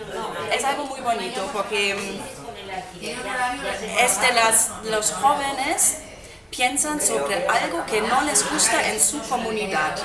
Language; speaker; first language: Spanish; non-native, fluent; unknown